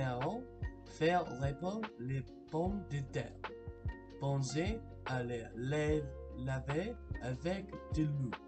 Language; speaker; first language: French; non-native, learner; English